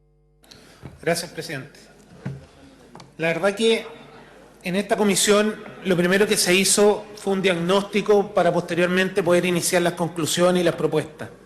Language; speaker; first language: Spanish; native; Spanish